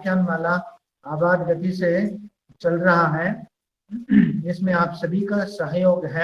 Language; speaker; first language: Hindi; non-native, local second language; Kannada